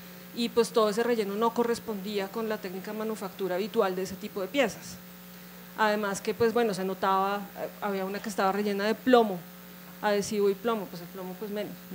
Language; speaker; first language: Spanish; native; Spanish